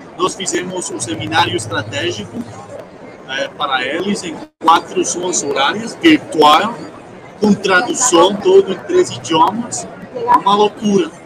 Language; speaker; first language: Portuguese; non-native, fluent; Spanish